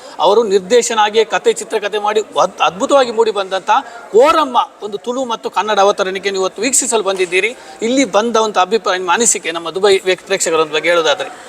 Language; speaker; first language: Kannada; non-native, local second language; Tulu